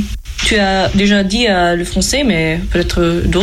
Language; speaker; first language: French; non-native, fluent; German